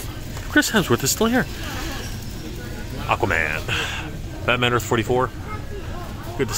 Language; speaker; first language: English; native; English